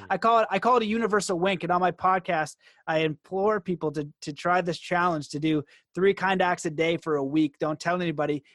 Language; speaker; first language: English; native; English